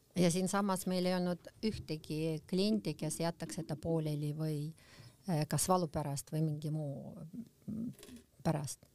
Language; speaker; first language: Estonian; non-native, local second language; Russian